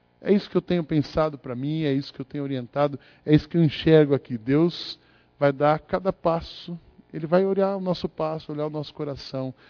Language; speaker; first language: Portuguese; native; Portuguese